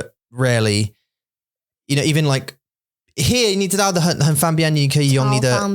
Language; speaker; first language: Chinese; non-native, learner; English